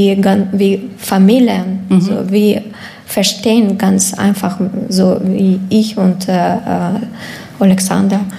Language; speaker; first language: German; non-native, learner; Ukrainian